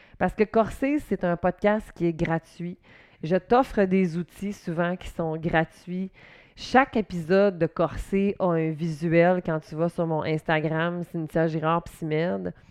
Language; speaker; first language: French; native; French